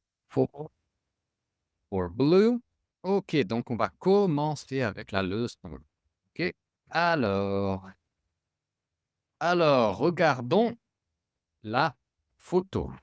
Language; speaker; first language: French; non-native, fluent; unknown